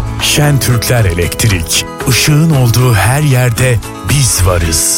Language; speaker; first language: Turkish; native; Turkish